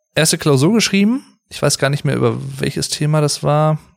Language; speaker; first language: German; native; German